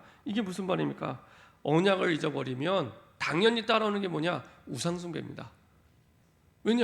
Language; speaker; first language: Korean; native; Korean